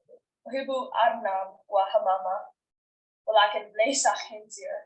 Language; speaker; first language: Arabic; non-native, learner; English